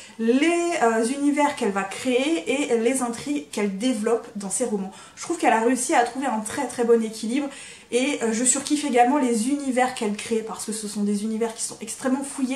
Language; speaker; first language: French; native; French